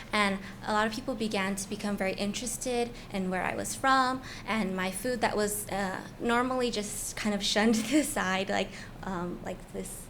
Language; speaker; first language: English; native; English